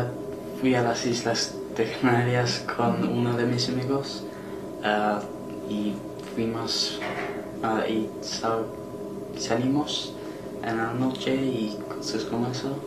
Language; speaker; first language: Spanish; non-native, learner; English